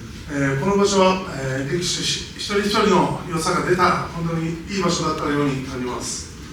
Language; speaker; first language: Japanese; native; Japanese